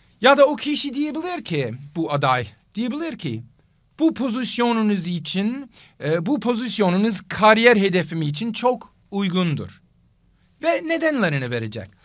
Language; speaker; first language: Turkish; non-native, fluent; English